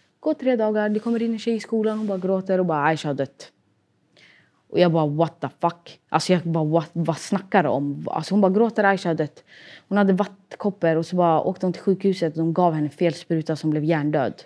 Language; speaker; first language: Swedish; early bilingual, other home language; Arabic